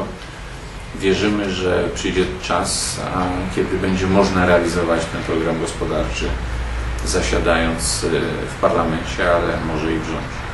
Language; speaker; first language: Polish; native; Polish